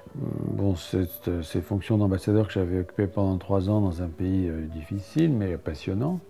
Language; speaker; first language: French; native; French